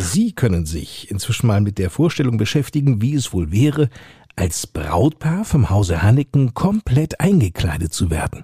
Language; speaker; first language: German; native; German